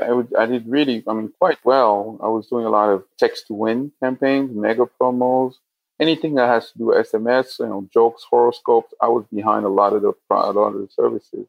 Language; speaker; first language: English; non-native, local second language; French